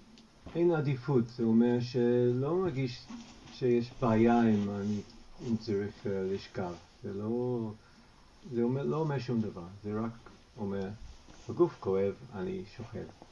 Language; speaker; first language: Hebrew; non-native, fluent; English